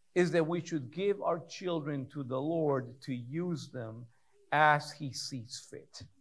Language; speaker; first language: English; early bilingual, other home language; Spanish